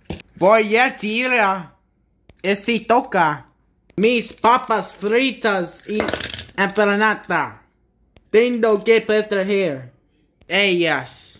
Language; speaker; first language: Spanish; non-native, learner; English